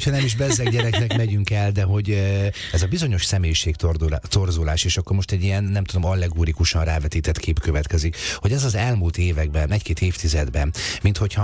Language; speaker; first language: Hungarian; native; Hungarian